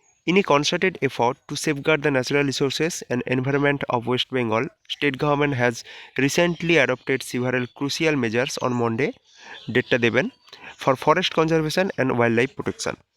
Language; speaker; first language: English; non-native, local second language; Bangla